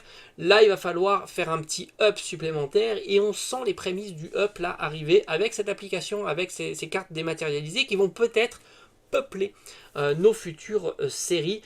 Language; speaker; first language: French; native; French